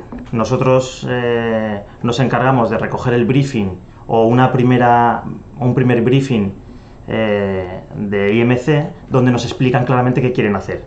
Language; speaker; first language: Spanish; native; Spanish